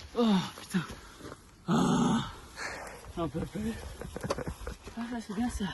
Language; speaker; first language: French; native; French